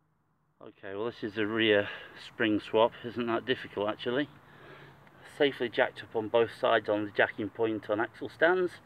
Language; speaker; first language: English; native; English